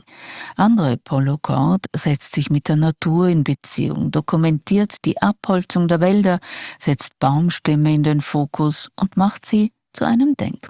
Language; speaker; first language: German; native; German